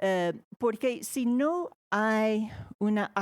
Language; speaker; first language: Spanish; non-native, fluent; English